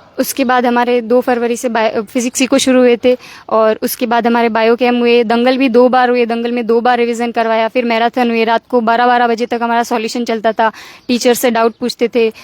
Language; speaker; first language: Hindi; native; Hindi